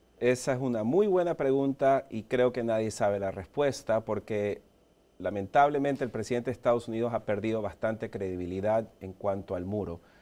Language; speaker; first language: Spanish; early bilingual, heritage; Spanish